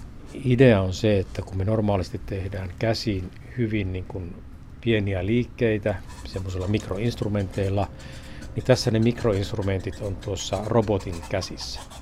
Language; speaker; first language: Finnish; native; Finnish